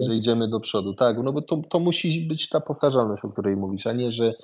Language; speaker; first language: Polish; early bilingual, heritage; Polish